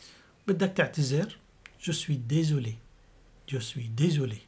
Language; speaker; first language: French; non-native, fluent; Arabic